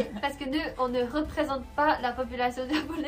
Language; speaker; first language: French; non-native, fluent; Japanese